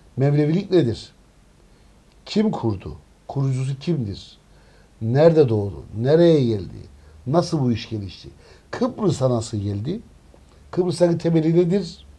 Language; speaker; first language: Turkish; native; Turkish